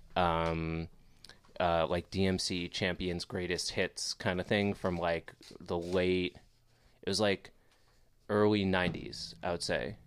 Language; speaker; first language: English; native; English